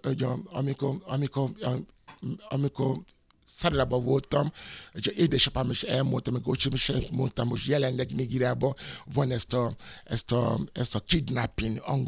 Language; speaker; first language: Hungarian; non-native, learner; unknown